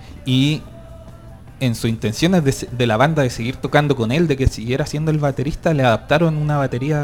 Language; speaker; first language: Spanish; native; Spanish